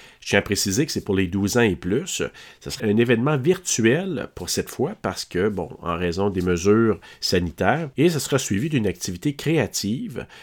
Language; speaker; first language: French; native; French